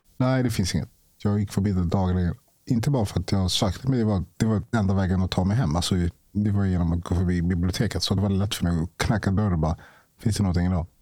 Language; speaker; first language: Swedish; early bilingual, other home language; Ganda